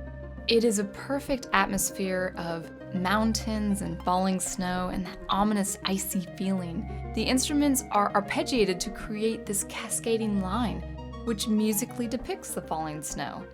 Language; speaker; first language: English; native; English